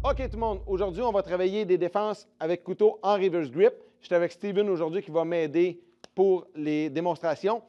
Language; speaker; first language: French; native; French